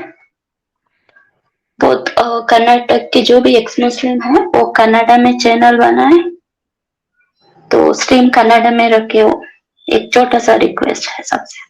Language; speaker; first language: Hindi; non-native, local second language; Kannada